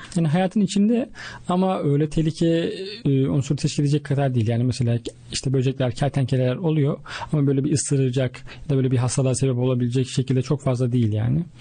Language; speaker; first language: Turkish; native; Turkish